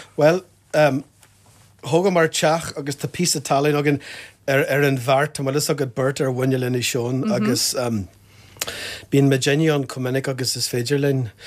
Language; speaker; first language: Irish; non-native, local second language; English